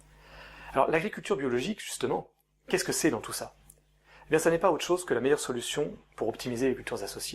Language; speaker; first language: French; native; French